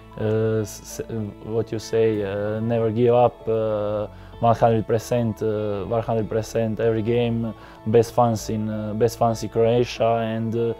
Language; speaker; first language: English; non-native, learner; Croatian